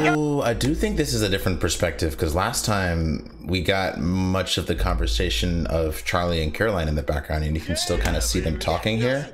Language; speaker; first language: English; native; English